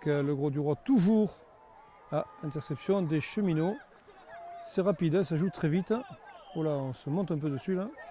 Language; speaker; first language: French; native; French